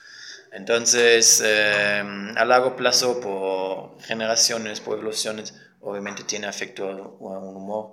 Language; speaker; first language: Spanish; non-native, fluent; German